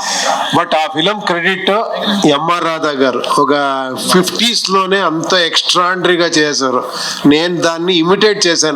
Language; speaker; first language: Telugu; non-native, local second language; Kannada